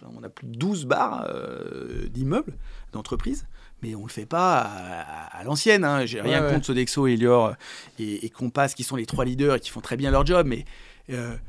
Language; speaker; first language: French; native; French